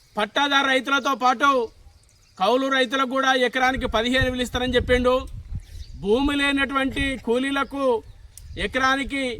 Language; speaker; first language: Telugu; native; Telugu